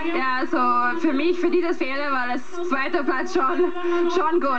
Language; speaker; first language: German; non-native, fluent; English